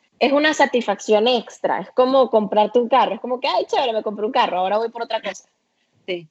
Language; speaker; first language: Spanish; native; Spanish